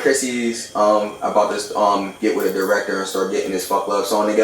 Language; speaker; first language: English; native; English